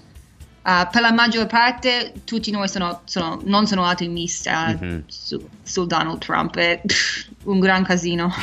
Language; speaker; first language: Italian; early bilingual, heritage; English